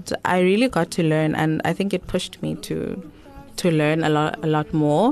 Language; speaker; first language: English; non-native, local second language; Xhosa